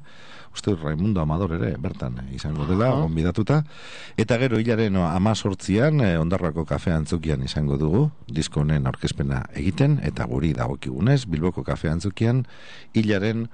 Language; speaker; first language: Basque; native; Basque